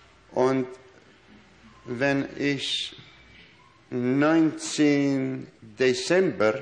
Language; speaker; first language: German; non-native, learner; Dutch